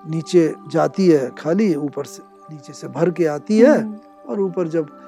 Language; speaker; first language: Hindi; native; Hindi